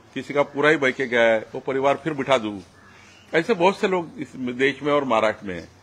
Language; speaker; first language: Hindi; non-native, local second language; Marathi